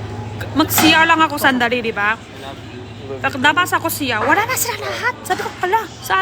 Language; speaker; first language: Filipino; non-native, learner; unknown